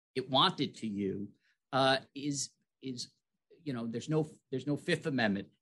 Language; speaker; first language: English; native; English